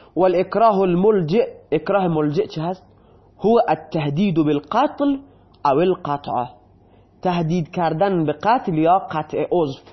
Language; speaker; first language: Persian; non-native, local second language; Baluchi